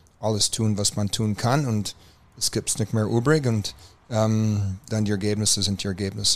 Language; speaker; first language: German; non-native, fluent; English